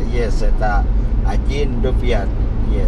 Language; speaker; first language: Russian; non-native, learner; Indonesian